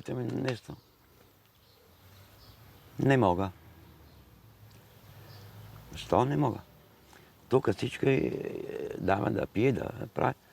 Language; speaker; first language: Bulgarian; non-native, learner; Italian